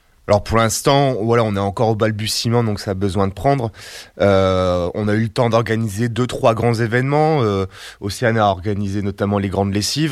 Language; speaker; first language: French; native; French